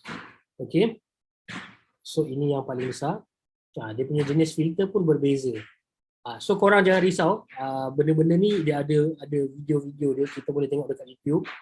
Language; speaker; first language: Malay; native; Malay